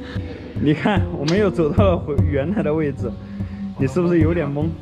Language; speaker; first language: Chinese; native; Chinese